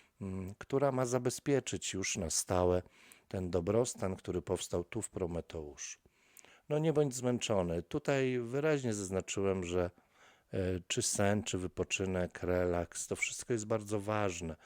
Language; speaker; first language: Polish; native; Polish